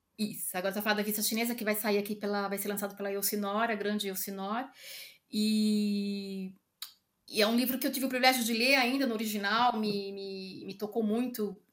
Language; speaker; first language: Portuguese; native; Portuguese